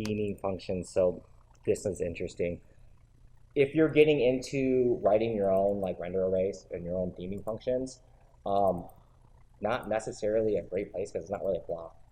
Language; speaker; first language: English; native; English